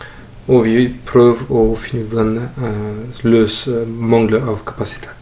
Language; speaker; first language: Norwegian; non-native, fluent; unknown